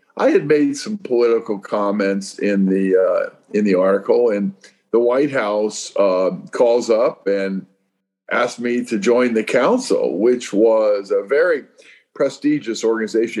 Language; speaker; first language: English; native; English